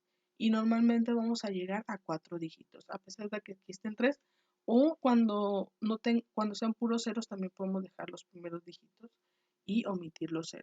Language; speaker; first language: Spanish; native; Spanish